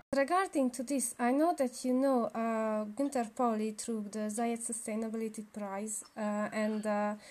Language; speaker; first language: English; non-native, learner; Hungarian